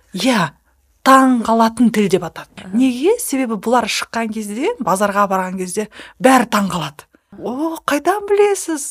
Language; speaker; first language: Kazakh; native; Kazakh